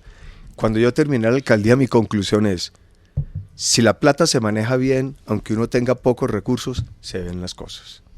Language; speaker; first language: Spanish; native; Spanish